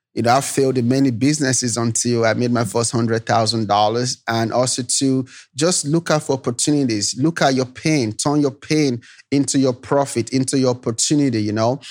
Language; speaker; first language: English; non-native, local second language; Yoruba